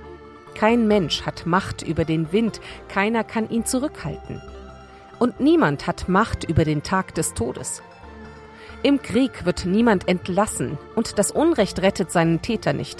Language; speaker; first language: German; native; German